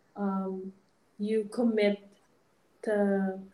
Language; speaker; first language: English; non-native, local second language; Hiligaynon